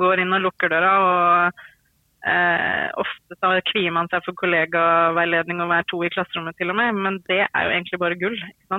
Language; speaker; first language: Norwegian; native; Norwegian